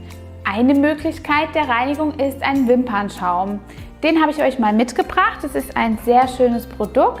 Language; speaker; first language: German; native; German